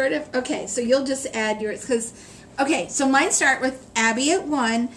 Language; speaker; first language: English; native; English